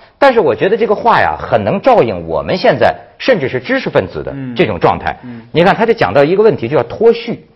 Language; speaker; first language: Chinese; native; Chinese